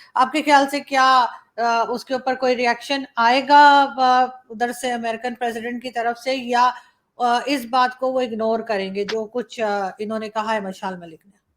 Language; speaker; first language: Urdu; native; Urdu